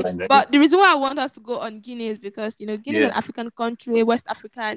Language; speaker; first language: English; non-native, local second language; Yoruba